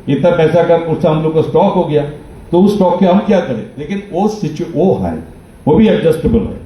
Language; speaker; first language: Hindi; non-native, local second language; Bangla